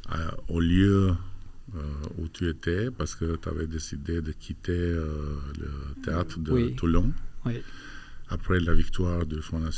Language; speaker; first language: French; non-native, fluent; Albanian